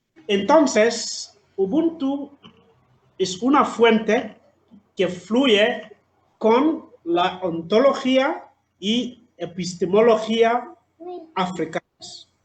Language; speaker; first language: Spanish; non-native, fluent; Southern Sotho